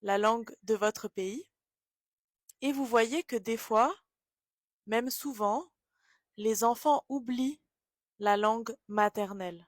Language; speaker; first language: French; native; French